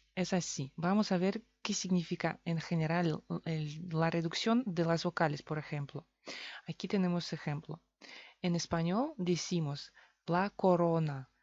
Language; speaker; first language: Spanish; non-native, fluent; Russian